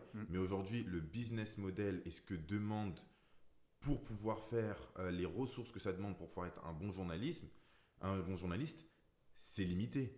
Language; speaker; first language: French; native; French